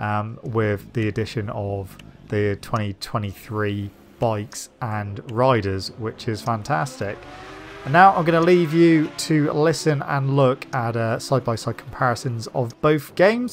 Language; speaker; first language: English; native; English